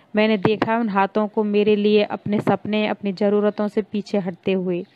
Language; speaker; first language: Hindi; native; Hindi